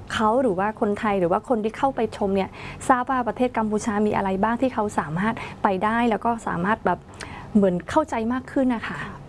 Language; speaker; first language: Thai; non-native, fluent; Khmer